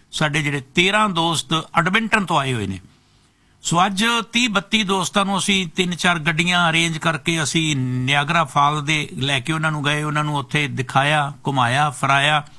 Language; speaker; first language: Punjabi; native; Punjabi